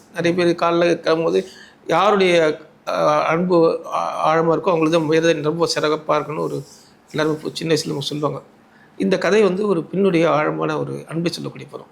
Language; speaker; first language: Tamil; native; Tamil